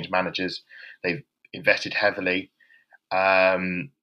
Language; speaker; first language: English; native; English